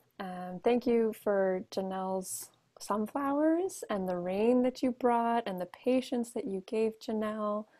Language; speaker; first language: English; native; English